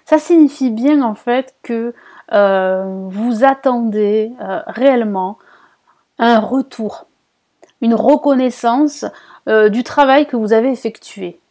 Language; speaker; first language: French; native; French